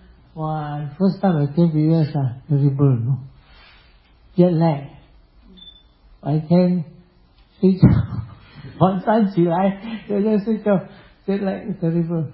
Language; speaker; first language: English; non-native, local second language; Chinese